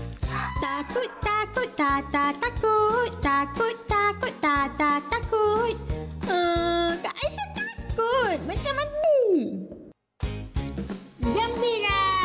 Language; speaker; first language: Malay; native; Malay